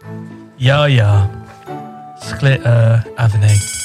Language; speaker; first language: Norwegian; non-native, learner; English